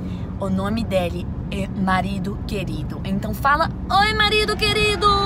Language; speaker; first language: Portuguese; non-native, learner; English